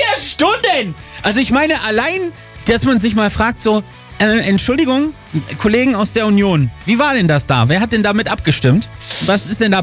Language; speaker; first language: German; native; German